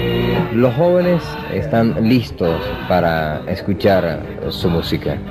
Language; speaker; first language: Spanish; native; Spanish